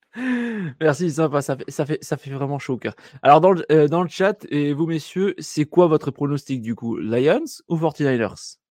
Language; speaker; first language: French; native; French